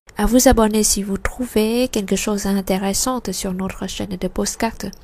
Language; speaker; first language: French; non-native, fluent; Vietnamese